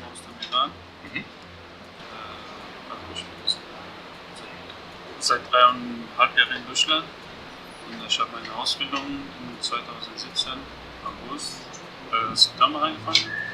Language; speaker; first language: German; non-native, learner; Persian